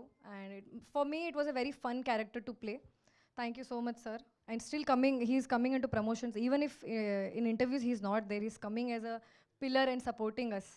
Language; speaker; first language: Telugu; non-native, local second language; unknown